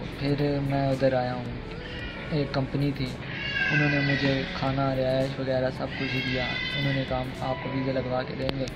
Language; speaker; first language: Urdu; non-native, local second language; Punjabi